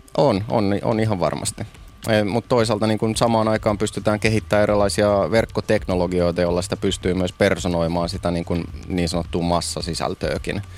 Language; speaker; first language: Finnish; native; Finnish